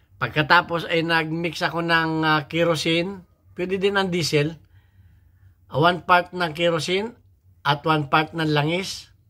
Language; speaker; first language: Filipino; native; Filipino